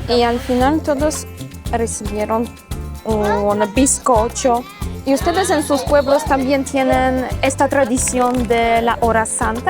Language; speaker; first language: Spanish; non-native, fluent; Polish